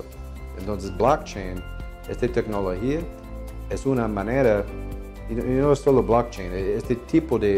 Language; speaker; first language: Spanish; non-native, fluent; English